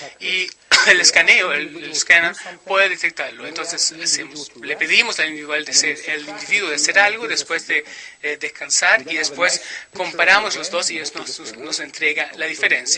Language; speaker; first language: Spanish; non-native, fluent; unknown